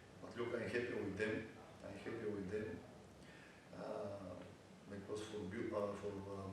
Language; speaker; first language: English; non-native, learner; Bulgarian